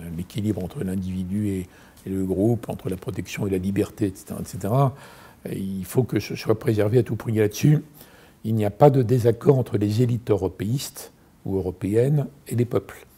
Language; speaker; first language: French; native; French